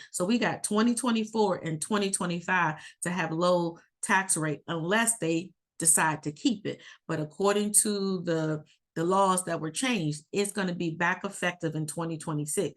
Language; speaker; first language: English; native; English